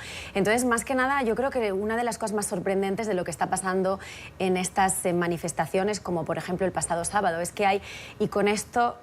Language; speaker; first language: Spanish; native; Spanish